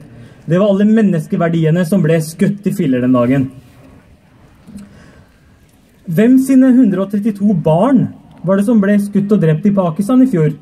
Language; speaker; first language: Norwegian; early bilingual, other home language; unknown